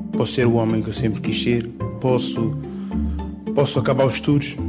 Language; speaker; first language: Portuguese; native; Portuguese